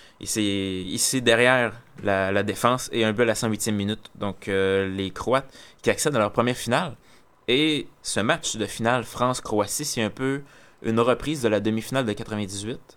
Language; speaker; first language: French; native; French